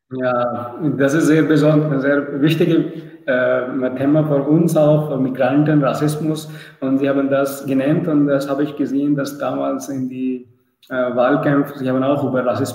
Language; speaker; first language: German; non-native, learner; Urdu